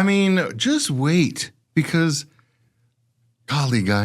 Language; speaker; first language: English; native; English